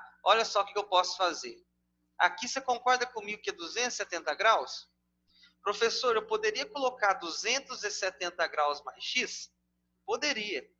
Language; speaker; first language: Portuguese; native; Portuguese